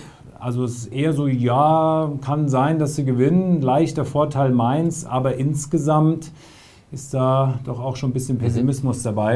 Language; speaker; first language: German; native; German